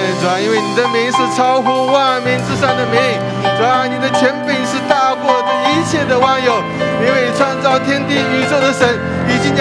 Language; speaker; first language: Chinese; native; Chinese